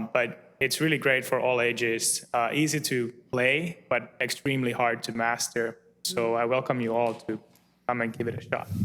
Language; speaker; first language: English; non-native, fluent; Finnish